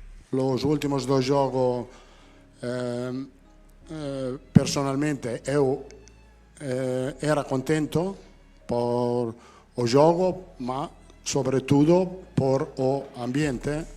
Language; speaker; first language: Portuguese; non-native, fluent; Italian